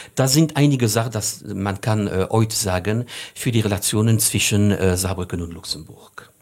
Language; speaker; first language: German; non-native, fluent; French